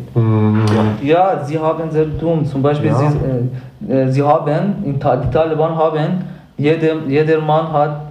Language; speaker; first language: German; non-native, learner; Persian